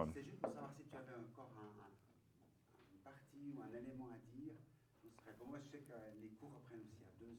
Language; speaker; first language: French; native; French